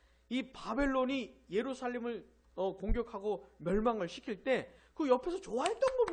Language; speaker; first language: Korean; native; Korean